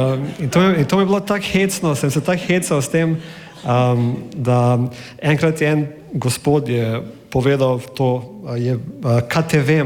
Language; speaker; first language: Slovenian; non-native, fluent; English